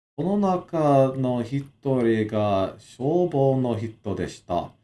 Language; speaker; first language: Japanese; non-native, learner; English